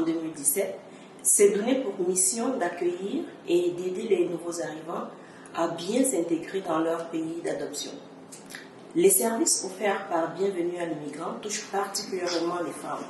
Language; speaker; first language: French; native; French